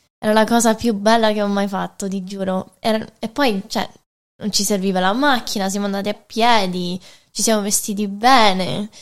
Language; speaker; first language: Italian; early bilingual, heritage; English